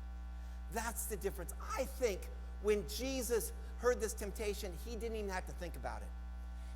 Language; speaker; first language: English; native; English